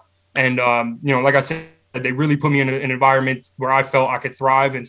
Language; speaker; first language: English; native; English